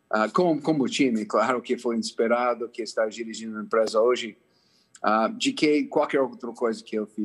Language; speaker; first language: Portuguese; non-native, fluent; English